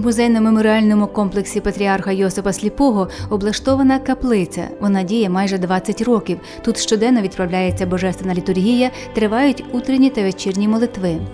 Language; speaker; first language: Ukrainian; native; Ukrainian